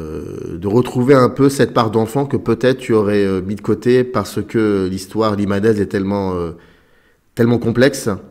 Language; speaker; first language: French; native; French